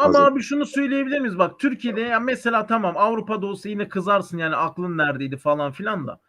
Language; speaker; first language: Turkish; native; Turkish